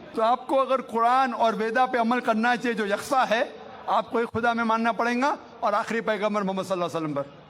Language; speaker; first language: Hindi; non-native, local second language; Konkani